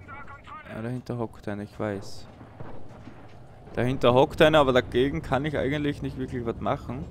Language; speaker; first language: German; native; German